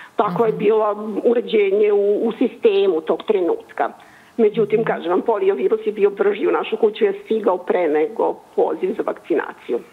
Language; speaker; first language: Serbian; native; Serbian